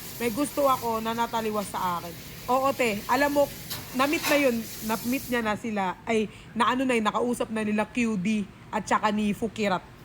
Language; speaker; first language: Filipino; native; Filipino